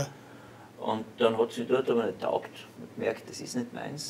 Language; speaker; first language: German; native; German